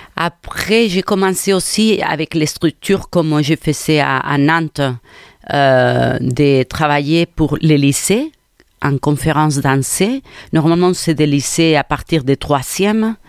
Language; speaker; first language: French; non-native, fluent; Spanish